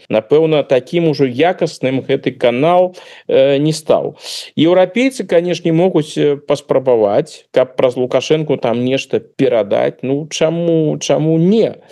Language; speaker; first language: Belarusian; non-native, local second language; Russian